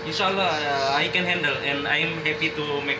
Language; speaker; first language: English; non-native, learner; Indonesian